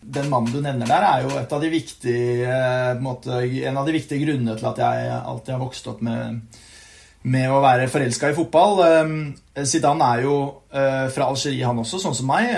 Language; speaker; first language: Norwegian; early bilingual, heritage; Norwegian